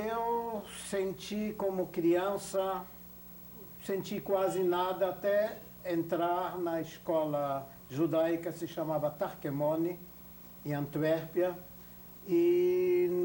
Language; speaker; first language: Portuguese; non-native, fluent; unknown